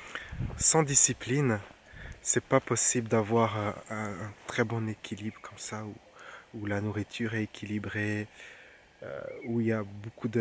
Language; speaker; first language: French; non-native, fluent; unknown